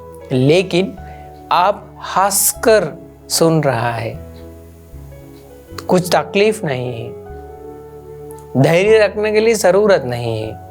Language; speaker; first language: Hindi; non-native, local second language; Sinhala